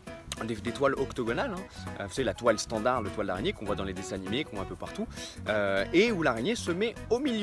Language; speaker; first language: French; native; French